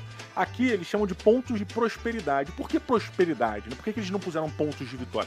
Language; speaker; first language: Portuguese; native; Portuguese